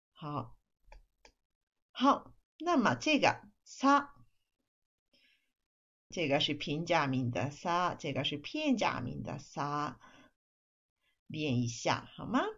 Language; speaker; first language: Chinese; non-native, fluent; Japanese